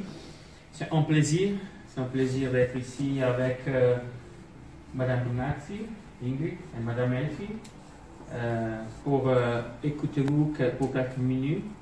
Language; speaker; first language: French; non-native, learner; Italian